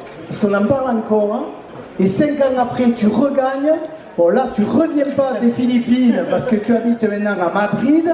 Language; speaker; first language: French; native; French